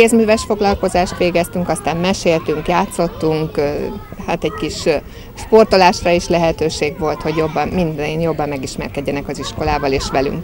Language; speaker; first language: Hungarian; native; Hungarian